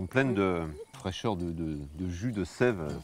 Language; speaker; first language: French; native; French